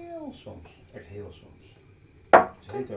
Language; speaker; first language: Dutch; native; Dutch